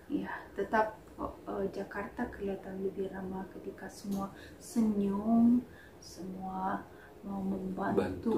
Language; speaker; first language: Indonesian; non-native, fluent; Russian